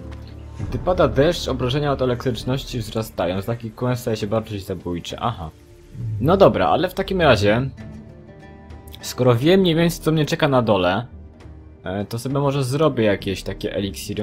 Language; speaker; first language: Polish; native; Polish